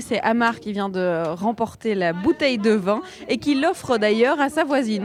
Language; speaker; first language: French; native; French